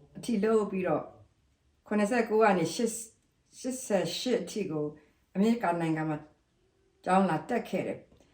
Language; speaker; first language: Burmese; non-native, local second language; S'gaw Karen